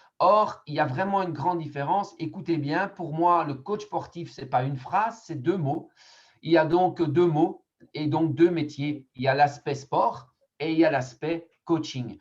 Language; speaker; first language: French; native; French